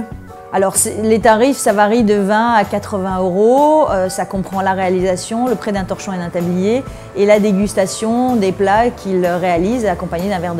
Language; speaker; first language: French; native; French